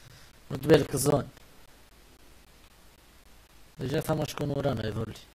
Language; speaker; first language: Arabic; native; Arabic